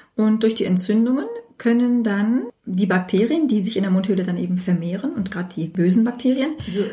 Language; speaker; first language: German; native; German